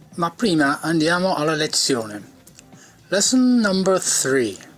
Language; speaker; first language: Italian; non-native, fluent; English